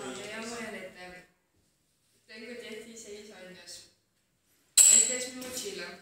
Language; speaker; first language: Spanish; non-native, learner; Estonian